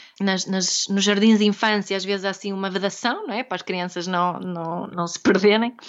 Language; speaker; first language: Portuguese; non-native, fluent; Swedish